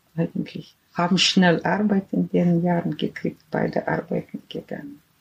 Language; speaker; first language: German; early bilingual, heritage; German